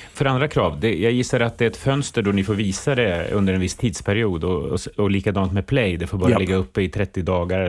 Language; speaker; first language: Swedish; native; Swedish